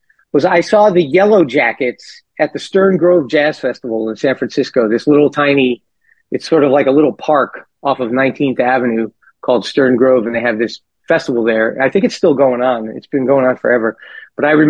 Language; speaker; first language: English; native; English